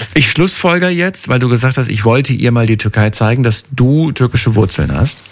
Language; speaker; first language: German; native; German